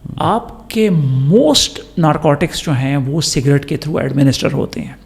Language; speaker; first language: Urdu; non-native, local second language; Pashto